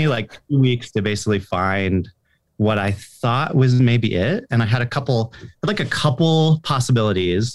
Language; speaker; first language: English; native; English